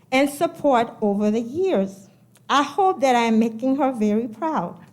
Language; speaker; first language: English; early bilingual, other home language; Haitian Creole